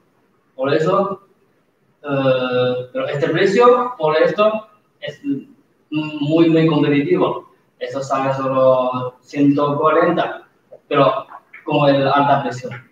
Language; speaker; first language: Spanish; non-native, learner; Chinese